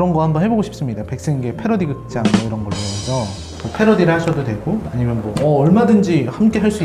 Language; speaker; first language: Korean; native; Korean